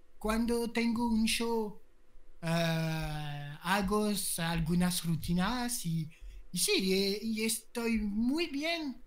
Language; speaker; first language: Spanish; non-native, learner; French